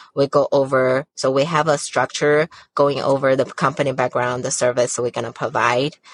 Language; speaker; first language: English; non-native, fluent; Chinese